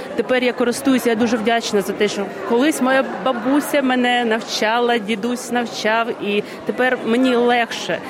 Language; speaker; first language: Ukrainian; non-native, local second language; Russian